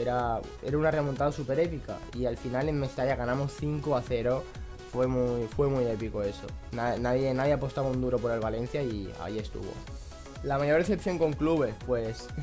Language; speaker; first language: Spanish; native; Spanish